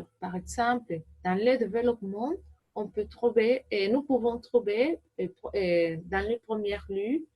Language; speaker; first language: French; non-native, learner; Portuguese